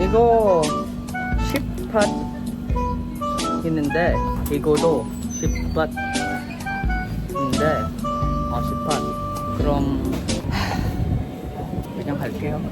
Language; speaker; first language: Korean; non-native, learner; Filipino